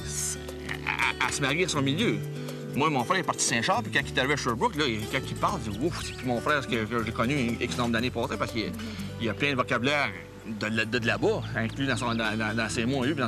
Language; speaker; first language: French; native; French